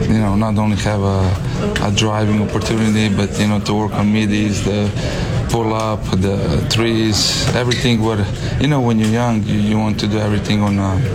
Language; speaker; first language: English; non-native, fluent; Slovenian